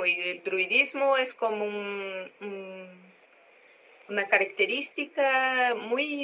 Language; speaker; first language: Spanish; non-native, learner; Portuguese